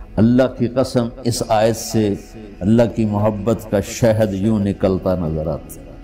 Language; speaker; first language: Urdu; non-native, local second language; Punjabi